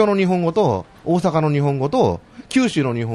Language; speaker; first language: Japanese; native; Japanese